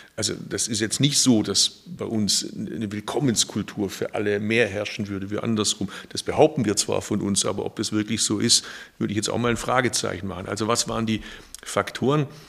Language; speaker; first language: German; early bilingual, other home language; Turkish